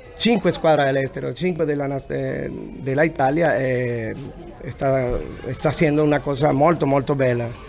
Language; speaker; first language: Italian; non-native, fluent; Spanish